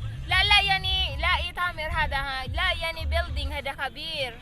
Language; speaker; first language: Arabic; non-native, learner; Filipino